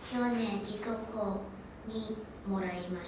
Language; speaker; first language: Japanese; non-native, learner; English